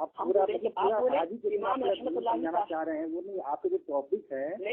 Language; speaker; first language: Hindi; native; Hindi